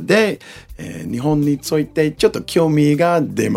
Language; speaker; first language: Japanese; non-native, learner; English